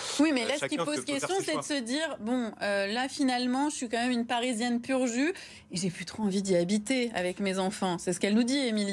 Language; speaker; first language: French; native; French